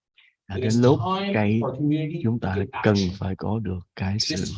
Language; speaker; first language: Vietnamese; native; Vietnamese